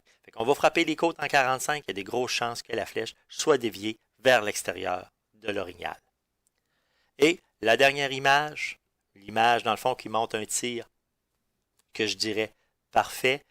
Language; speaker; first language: French; native; French